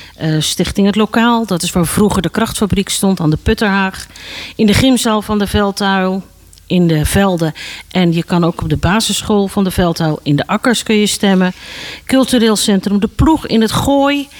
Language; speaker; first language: Dutch; native; Dutch